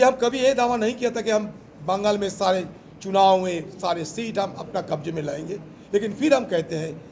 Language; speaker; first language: Hindi; non-native, local second language; Bangla